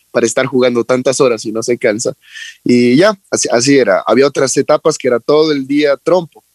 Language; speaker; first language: Spanish; native; Spanish